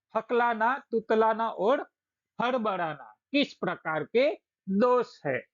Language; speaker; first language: Hindi; non-native, local second language; Gujarati